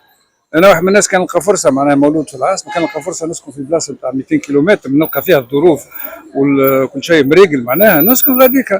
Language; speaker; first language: Arabic; native; Arabic